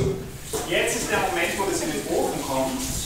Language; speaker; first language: German; native; German